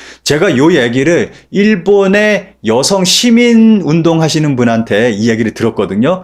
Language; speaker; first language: Korean; native; Korean